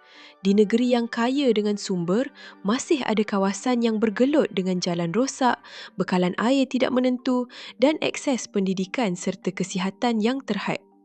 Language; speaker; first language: Malay; native; Malay